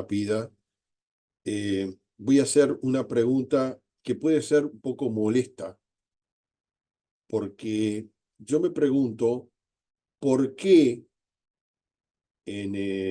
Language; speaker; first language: Spanish; native; Spanish